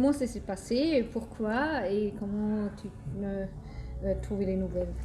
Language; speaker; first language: French; non-native, fluent; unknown